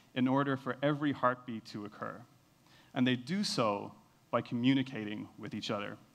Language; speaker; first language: English; native; English